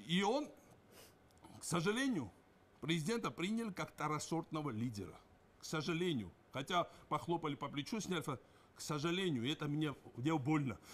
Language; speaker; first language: Russian; non-native, local second language; Georgian